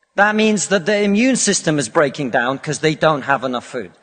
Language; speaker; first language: English; non-native, fluent; Russian